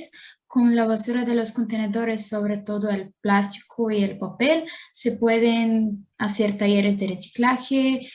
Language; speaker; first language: Spanish; non-native, fluent; Bulgarian